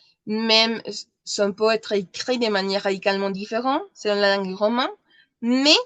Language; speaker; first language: French; non-native, learner; Spanish